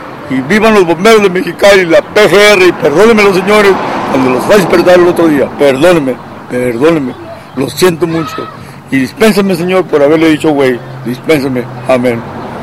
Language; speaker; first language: Spanish; native; Spanish